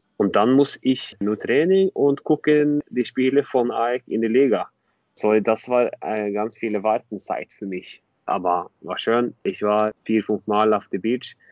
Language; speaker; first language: German; non-native, fluent; Norwegian